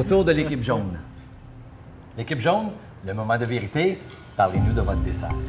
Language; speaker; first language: French; native; French